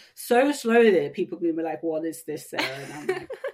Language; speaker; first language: English; native; English